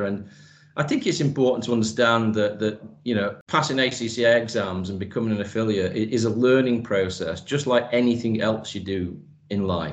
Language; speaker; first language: English; native; English